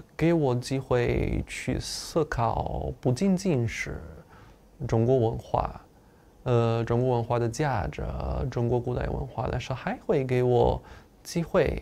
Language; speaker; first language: Chinese; non-native, fluent; Italian